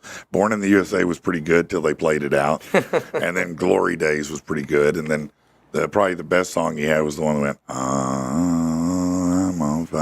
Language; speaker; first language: English; native; English